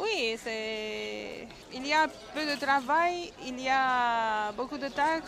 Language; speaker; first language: French; non-native, fluent; Romanian